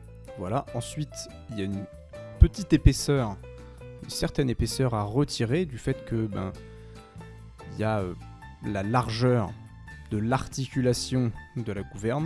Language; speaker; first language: French; native; French